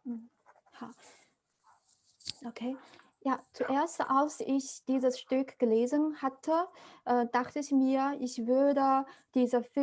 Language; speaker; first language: German; non-native, fluent; Chinese